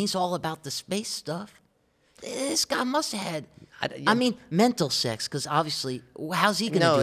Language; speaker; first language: English; native; English